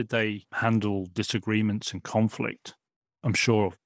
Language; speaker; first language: English; native; English